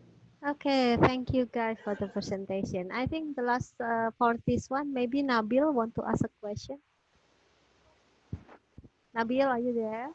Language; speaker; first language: English; non-native, fluent; Indonesian